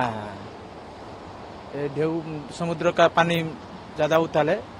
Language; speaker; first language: Hindi; non-native, local second language; Bangla